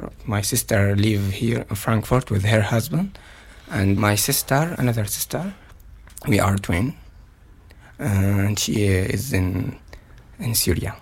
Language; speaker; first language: English; non-native, learner; Arabic